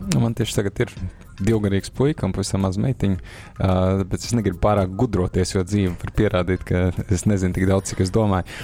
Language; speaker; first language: Latvian; native; Latvian